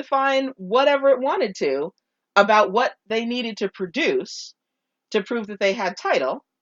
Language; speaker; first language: English; native; English